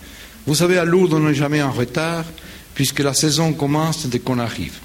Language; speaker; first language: French; non-native, fluent; Spanish